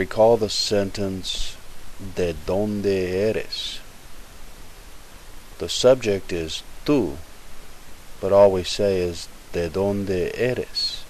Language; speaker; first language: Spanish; non-native, fluent; English